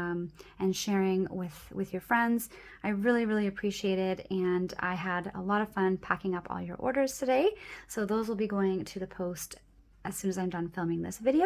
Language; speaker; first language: English; native; English